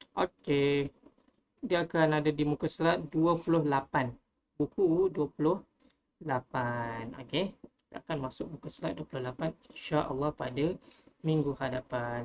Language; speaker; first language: Malay; native; Malay